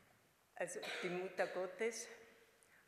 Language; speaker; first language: German; non-native, fluent; Hungarian